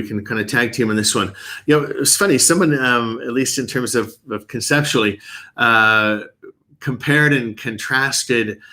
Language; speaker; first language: English; native; English